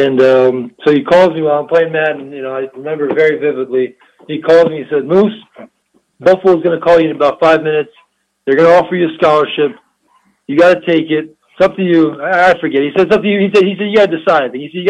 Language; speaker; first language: English; early bilingual, other home language; Albanian